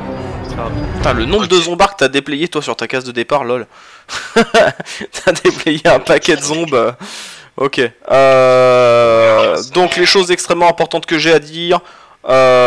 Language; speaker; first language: French; native; French